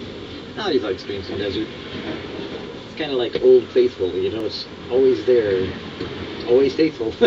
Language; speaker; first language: English; native; English